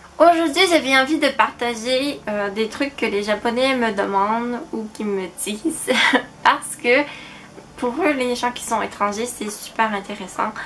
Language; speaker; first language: French; native; French